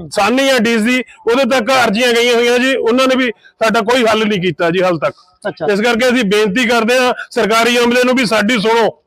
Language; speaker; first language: Punjabi; native; Punjabi